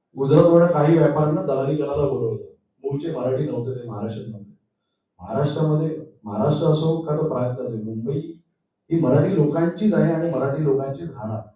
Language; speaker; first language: Marathi; native; Marathi